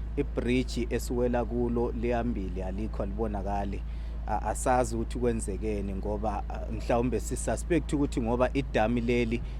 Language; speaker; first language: Zulu; non-native, local second language; Xhosa